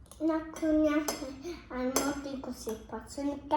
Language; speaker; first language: Korean; early bilingual, heritage; Korean